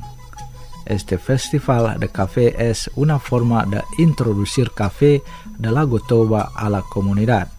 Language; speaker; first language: Spanish; non-native, fluent; Indonesian